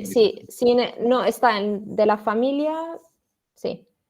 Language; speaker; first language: Spanish; non-native, learner; Arabic